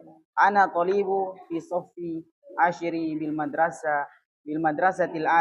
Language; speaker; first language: Arabic; non-native, learner; Indonesian